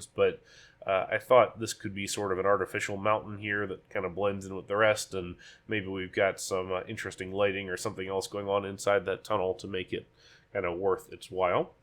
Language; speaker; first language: English; native; English